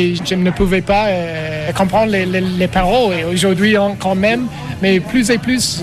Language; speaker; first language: French; non-native, learner; English